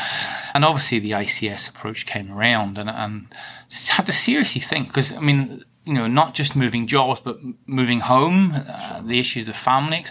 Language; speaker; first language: English; native; English